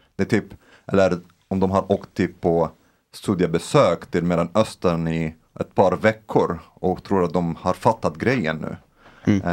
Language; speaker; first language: Swedish; non-native, fluent; Arabic